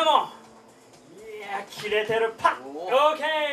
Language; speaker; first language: Japanese; native; Japanese